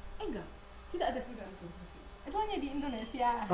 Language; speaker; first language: Indonesian; non-native, learner; Arabic